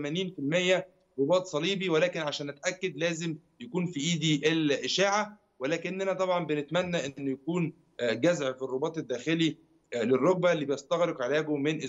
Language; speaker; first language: Arabic; native; Arabic